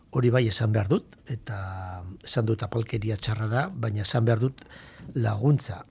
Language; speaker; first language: Basque; non-native, local second language; Spanish